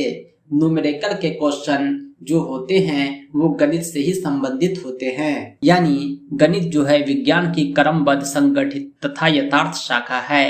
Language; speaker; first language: Hindi; native; Hindi